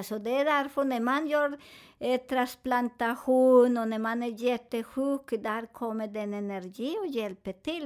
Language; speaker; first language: Swedish; non-native, fluent; Spanish